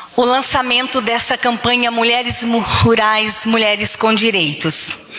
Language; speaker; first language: Portuguese; native; Portuguese